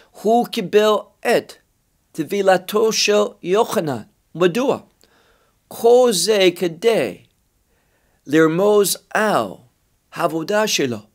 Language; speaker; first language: Hebrew; non-native, fluent; English